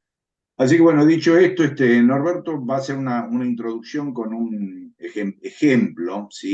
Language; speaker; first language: Spanish; native; Spanish